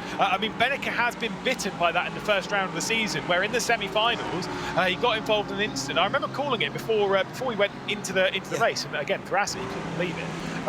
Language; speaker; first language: English; native; English